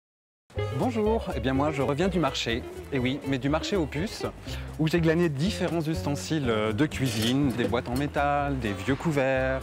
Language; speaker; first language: French; native; French